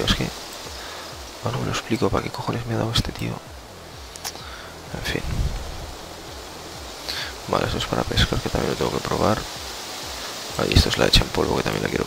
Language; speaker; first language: Spanish; native; Spanish